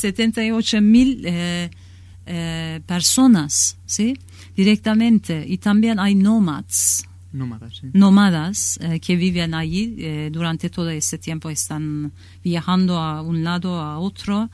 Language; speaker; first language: Spanish; non-native, learner; Kurdish